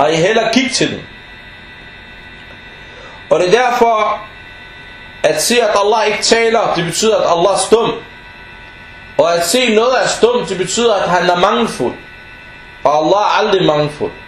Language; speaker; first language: Danish; non-native, fluent; Arabic